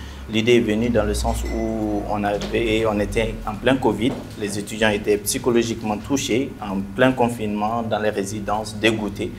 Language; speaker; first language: French; non-native, local second language; Bambara